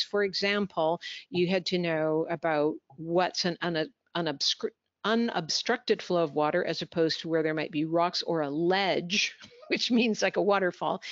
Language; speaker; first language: English; native; English